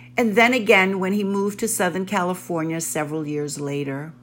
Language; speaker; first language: English; early bilingual, other home language; Greek